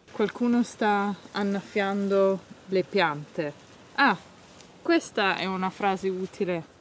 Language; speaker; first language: Italian; non-native, fluent; English